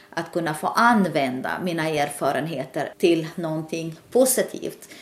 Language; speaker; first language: Swedish; native; Swedish